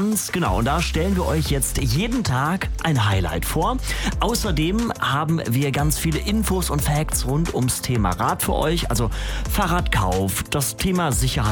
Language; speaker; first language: German; native; German